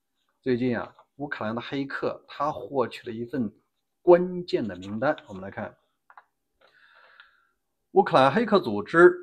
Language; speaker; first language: Chinese; native; Chinese